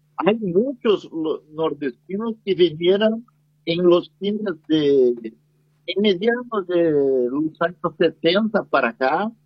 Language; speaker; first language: Spanish; non-native, fluent; Portuguese